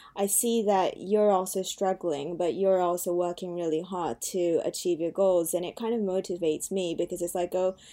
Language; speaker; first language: English; early bilingual, other home language; Japanese